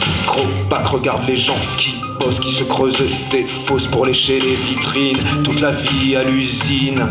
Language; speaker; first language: French; native; French